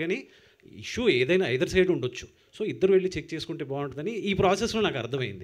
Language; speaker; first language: Telugu; native; Telugu